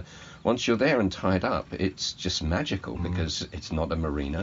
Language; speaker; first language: English; native; English